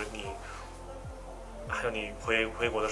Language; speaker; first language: Chinese; non-native, local second language; Korean